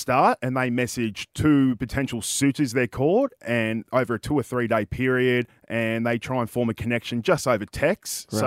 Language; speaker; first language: English; native; English